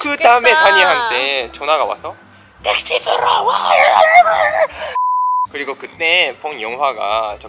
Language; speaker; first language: Korean; non-native, fluent; Japanese